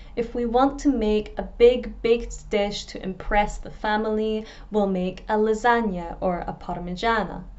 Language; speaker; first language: English; native; English